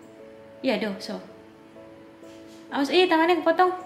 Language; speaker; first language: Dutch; non-native, learner; Indonesian